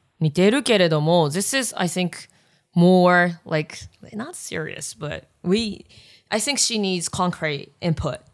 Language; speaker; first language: English; non-native, fluent; Japanese